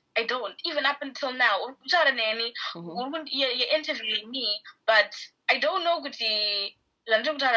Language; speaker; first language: English; non-native, local second language; Shona